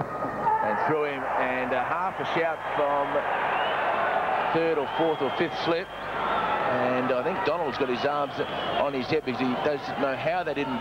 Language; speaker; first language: English; native; English